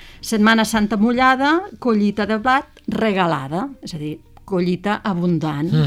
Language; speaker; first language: Catalan; native; Catalan